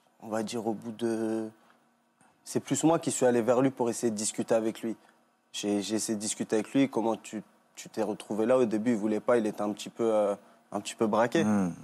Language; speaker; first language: French; native; French